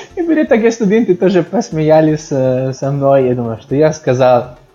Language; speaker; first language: Russian; non-native, fluent; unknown